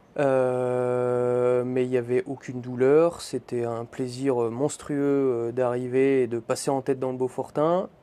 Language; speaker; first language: French; native; French